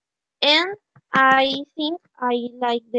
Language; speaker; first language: English; non-native, learner; Spanish